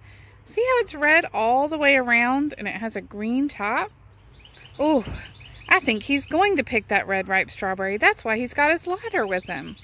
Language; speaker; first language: English; native; English